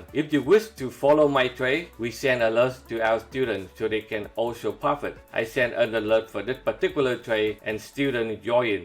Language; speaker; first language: English; non-native, fluent; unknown